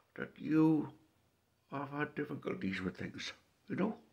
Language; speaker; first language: English; native; English